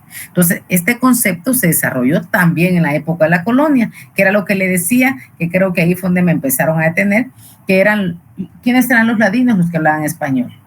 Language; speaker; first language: Spanish; native; Spanish